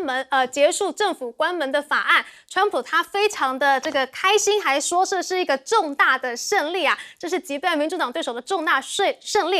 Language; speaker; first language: Chinese; native; Chinese